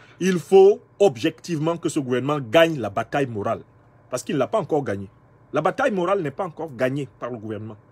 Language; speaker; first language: French; non-native, local second language; Basaa